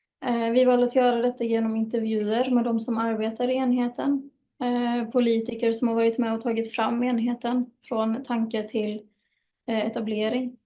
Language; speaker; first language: Swedish; native; Swedish